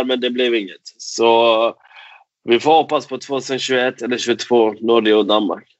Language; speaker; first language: Swedish; non-native, fluent; Persian